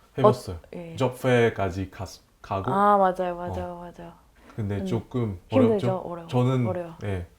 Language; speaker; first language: Korean; non-native, fluent; Chinese